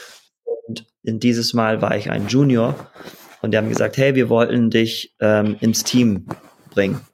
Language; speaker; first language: German; early bilingual, heritage; German